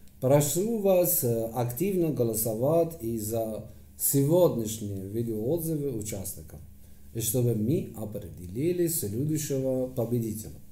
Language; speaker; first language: Russian; non-native, fluent; Persian